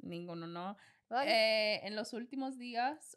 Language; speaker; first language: Spanish; non-native, learner; English